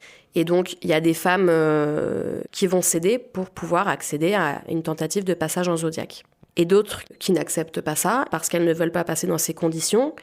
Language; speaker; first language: French; native; French